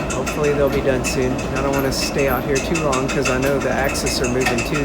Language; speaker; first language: English; native; English